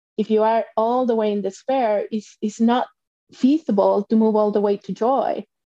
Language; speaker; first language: English; non-native, fluent; Spanish